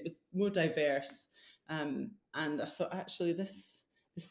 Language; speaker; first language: English; native; English